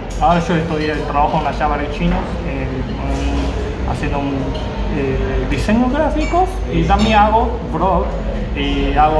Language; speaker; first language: Spanish; non-native, learner; Chinese